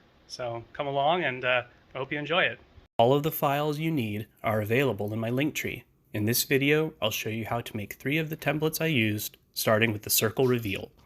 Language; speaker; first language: English; native; English